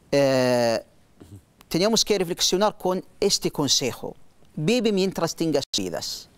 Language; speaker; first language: Spanish; non-native, learner; Arabic